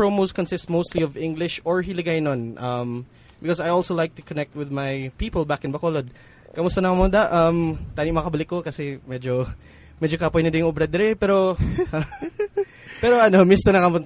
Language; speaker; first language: English; non-native, local second language; Hiligaynon